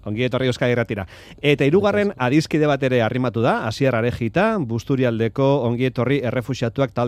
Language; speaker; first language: Basque; native; Basque